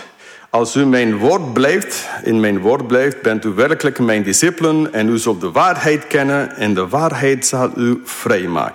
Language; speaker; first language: Dutch; non-native, fluent; English